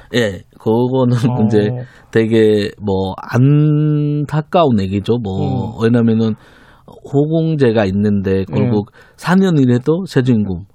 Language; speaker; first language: Korean; non-native, fluent; Bangla